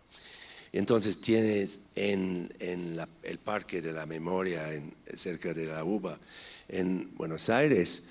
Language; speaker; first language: Spanish; non-native, fluent; English